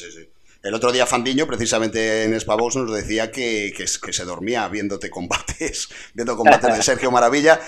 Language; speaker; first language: Spanish; native; Spanish